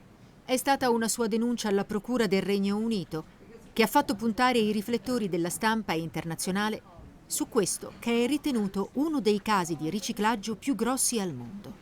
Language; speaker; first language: Italian; native; Italian